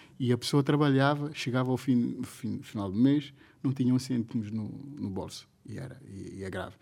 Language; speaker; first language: Portuguese; non-native, local second language; Upper Guinea Crioulo